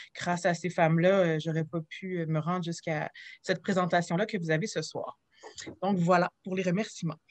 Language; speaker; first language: French; native; French